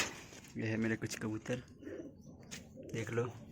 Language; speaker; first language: Hindi; non-native, local second language; Bangla